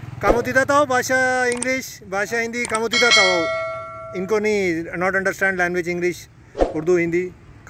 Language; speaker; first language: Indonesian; non-native, learner; Urdu